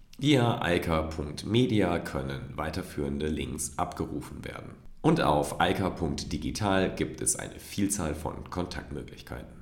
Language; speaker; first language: German; native; German